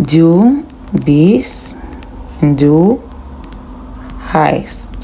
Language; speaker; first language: German; non-native, learner; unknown